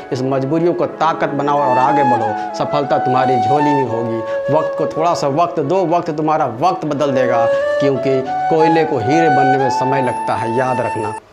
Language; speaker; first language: Hindi; native; Hindi